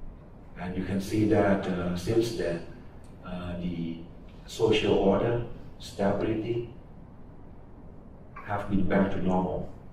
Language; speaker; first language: English; non-native, fluent; Thai